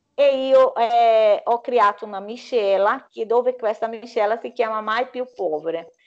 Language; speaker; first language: Italian; non-native, fluent; Portuguese